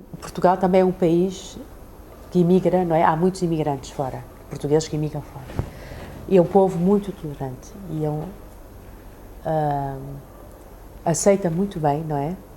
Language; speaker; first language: Portuguese; early bilingual, other home language; Chinese